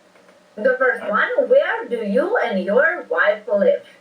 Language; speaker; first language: English; non-native, fluent; Serbian